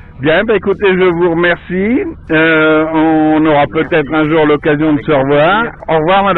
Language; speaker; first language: French; native; French